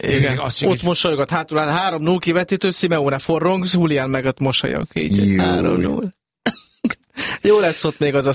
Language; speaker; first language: Hungarian; native; Hungarian